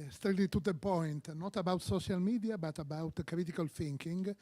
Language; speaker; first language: English; non-native, fluent; Korean